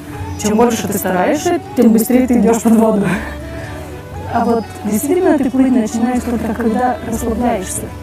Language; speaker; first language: Russian; native; Russian